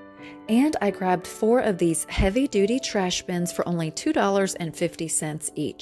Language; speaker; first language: English; native; English